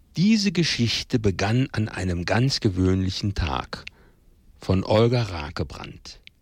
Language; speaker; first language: German; native; German